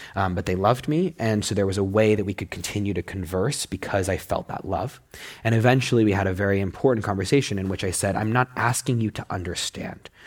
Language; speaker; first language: English; native; English